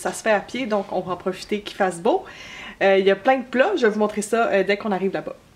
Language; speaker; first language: French; native; French